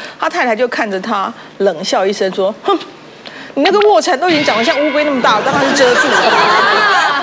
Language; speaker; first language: Chinese; native; Chinese